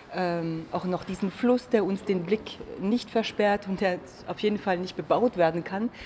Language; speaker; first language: German; non-native, fluent; French